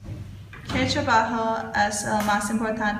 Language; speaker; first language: Spanish; non-native, learner; English